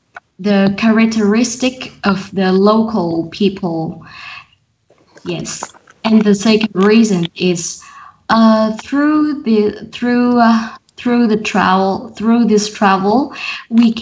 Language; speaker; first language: English; non-native, learner; Vietnamese